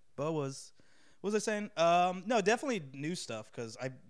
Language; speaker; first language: English; native; English